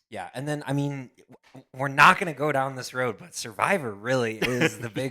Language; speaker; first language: English; native; English